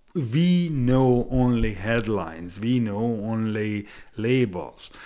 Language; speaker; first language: English; non-native, fluent; Hungarian